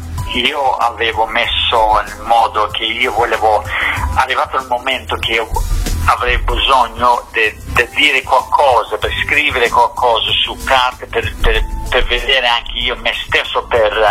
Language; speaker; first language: Italian; non-native, fluent; English